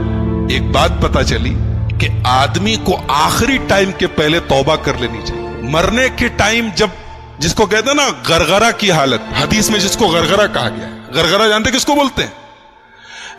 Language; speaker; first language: Urdu; native; Urdu